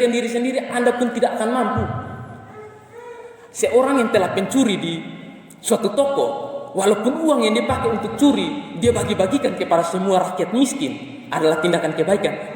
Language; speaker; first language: Indonesian; non-native, local second language; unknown